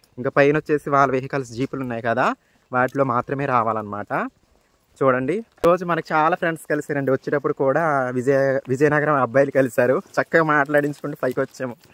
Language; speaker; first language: Telugu; native; Telugu